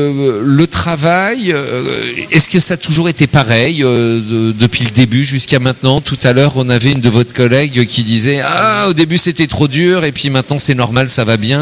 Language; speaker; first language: French; native; French